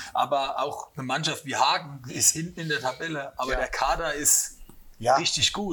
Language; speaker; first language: German; native; German